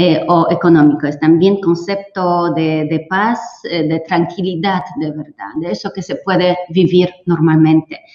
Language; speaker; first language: Spanish; non-native, fluent; Polish